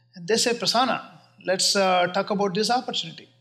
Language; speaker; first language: English; non-native, local second language; Kannada